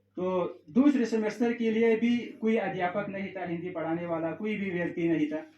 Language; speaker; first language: Hindi; non-native, fluent; Pashto